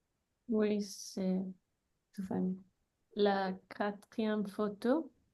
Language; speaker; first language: French; non-native, learner; English